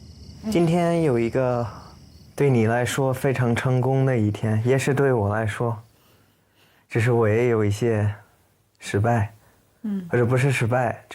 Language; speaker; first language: Chinese; non-native, fluent; English